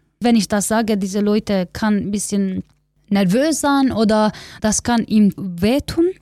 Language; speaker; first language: German; non-native, learner; Kurdish